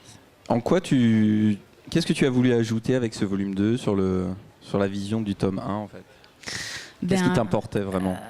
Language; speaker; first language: French; native; French